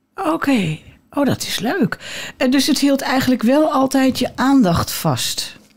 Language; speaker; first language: Dutch; native; Dutch